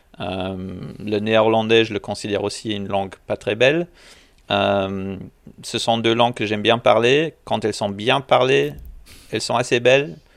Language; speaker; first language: French; non-native, local second language; English